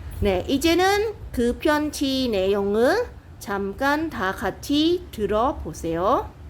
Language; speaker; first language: Korean; non-native, fluent; Khmer